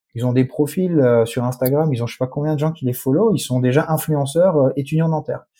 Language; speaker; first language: French; native; French